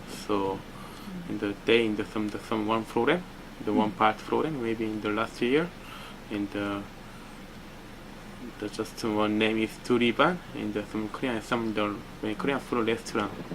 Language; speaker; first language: English; non-native, learner; Korean